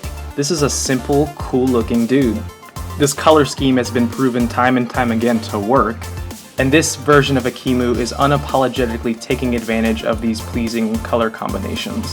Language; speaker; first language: English; native; English